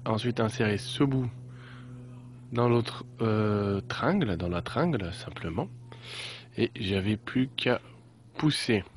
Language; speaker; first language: French; native; French